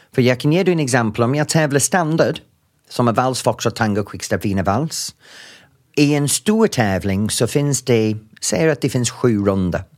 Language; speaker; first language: Swedish; non-native, fluent; English